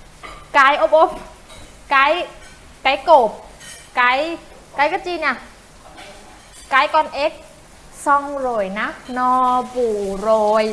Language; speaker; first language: Vietnamese; non-native, learner; Thai